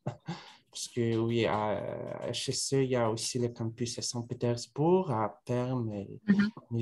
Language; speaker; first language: French; non-native, fluent; Russian